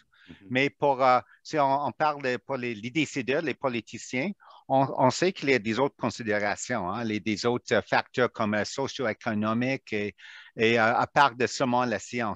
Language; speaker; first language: French; non-native, local second language; English